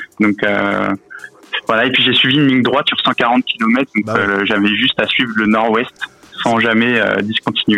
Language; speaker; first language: French; native; French